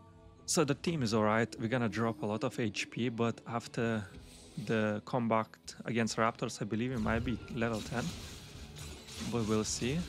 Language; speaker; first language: English; non-native, fluent; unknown